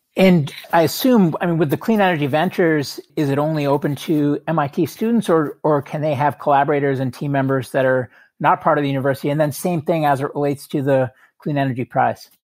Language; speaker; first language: English; native; English